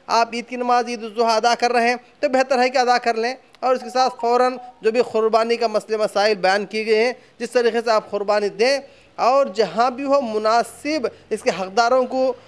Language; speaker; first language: Hindi; non-native, local second language; Urdu